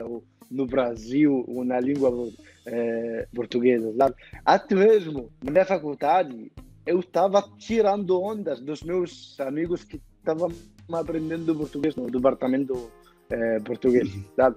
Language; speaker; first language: Portuguese; non-native, fluent; Arabic